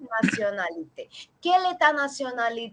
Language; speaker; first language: French; non-native, learner; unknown